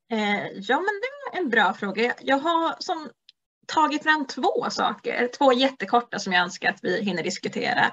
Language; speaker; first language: Swedish; native; Swedish